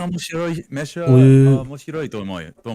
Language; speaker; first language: Japanese; non-native, learner; English